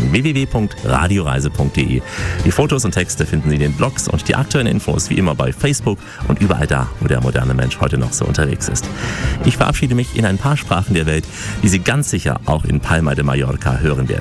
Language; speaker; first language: German; native; German